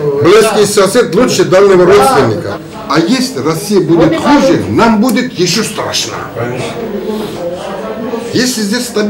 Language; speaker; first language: Russian; non-native, local second language; Georgian